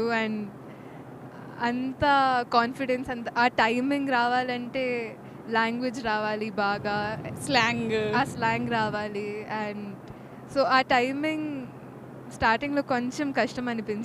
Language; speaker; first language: Telugu; non-native, fluent; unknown